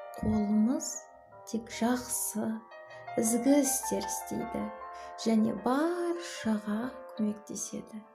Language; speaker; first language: Kazakh; native; Kazakh